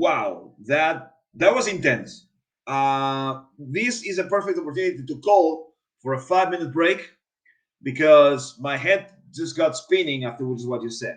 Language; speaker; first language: English; non-native, fluent; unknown